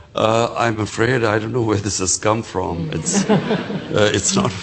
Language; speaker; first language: English; non-native, local second language; Urdu